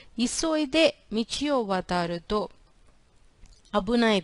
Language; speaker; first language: Japanese; non-native, fluent; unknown